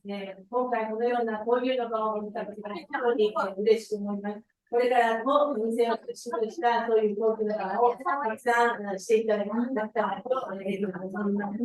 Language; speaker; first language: Japanese; non-native, learner; Korean